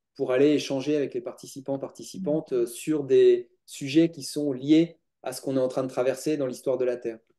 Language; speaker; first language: French; native; French